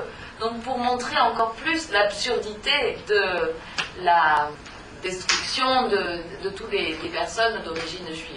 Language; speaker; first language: French; native; French